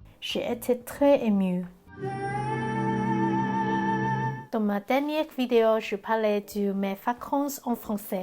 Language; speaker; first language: French; non-native, learner; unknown